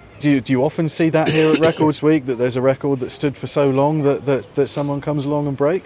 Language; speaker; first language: English; native; English